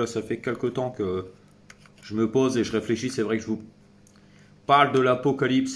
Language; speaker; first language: French; native; French